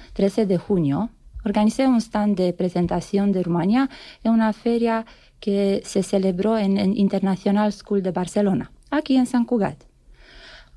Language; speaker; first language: Spanish; non-native, fluent; Romanian